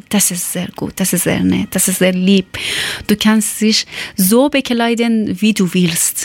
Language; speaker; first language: German; non-native, learner; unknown